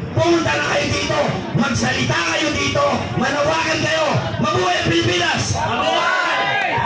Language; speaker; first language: Filipino; native; Filipino